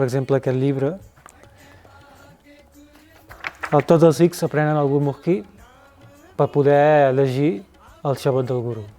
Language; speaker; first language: Catalan; early bilingual, other home language; Punjabi